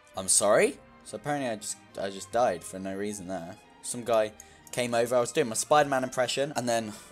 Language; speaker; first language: English; native; English